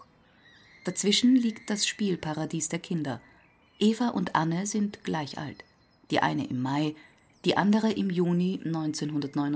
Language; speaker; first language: German; native; German